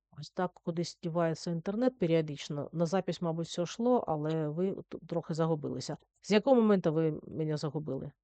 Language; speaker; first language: Ukrainian; native; Ukrainian